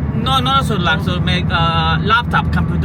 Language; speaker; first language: Spanish; non-native, learner; Pashto